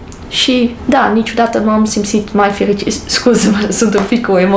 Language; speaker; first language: Romanian; non-native, learner; English